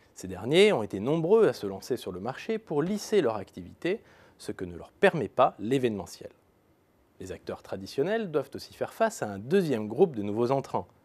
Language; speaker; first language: French; native; French